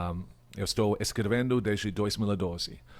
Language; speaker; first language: Portuguese; non-native, fluent; English